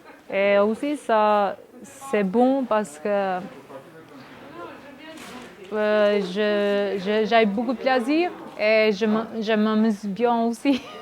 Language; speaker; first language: French; non-native, learner; Albanian